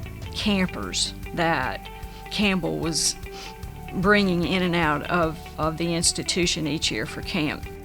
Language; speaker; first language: English; native; English